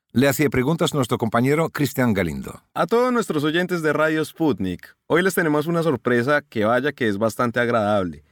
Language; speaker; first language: Spanish; native; Spanish